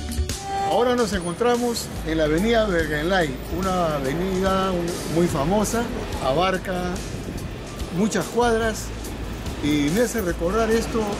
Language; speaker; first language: Spanish; native; Spanish